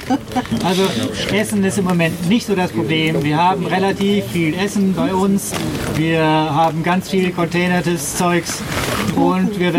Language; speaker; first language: German; native; German